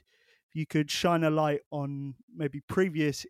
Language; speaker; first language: English; native; English